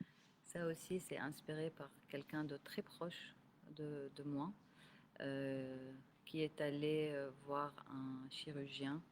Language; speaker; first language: French; non-native, local second language; Arabic